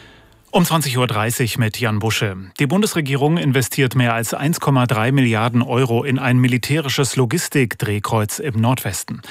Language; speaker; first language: German; native; German